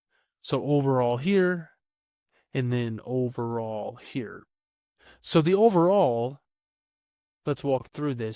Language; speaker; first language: English; native; English